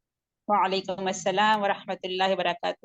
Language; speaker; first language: Arabic; non-native, learner; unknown